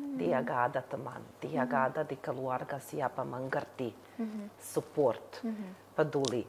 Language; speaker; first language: Indonesian; non-native, learner; Serbian